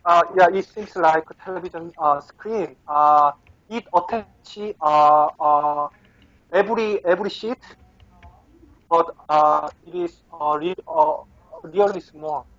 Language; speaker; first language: English; non-native, learner; Korean